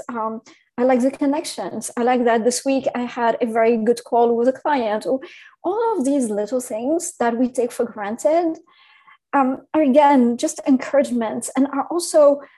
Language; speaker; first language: English; non-native, fluent; Arabic